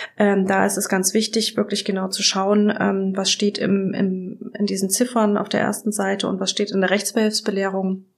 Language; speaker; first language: German; native; German